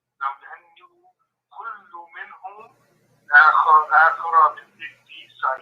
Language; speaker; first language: Arabic; non-native, learner; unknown